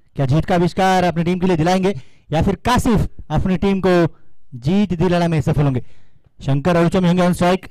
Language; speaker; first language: Hindi; non-native, local second language; Marathi